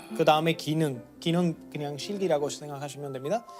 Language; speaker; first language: Korean; non-native, fluent; Spanish